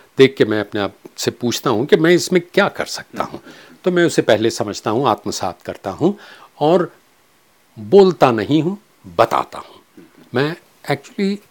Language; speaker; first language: Hindi; non-native, local second language; Kachhi